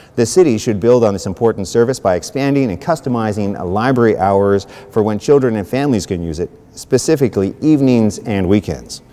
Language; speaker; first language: English; native; English